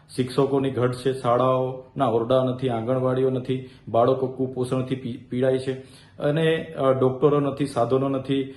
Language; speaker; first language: Gujarati; non-native, local second language; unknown